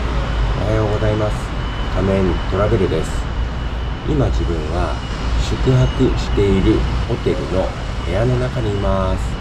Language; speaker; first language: Japanese; native; Japanese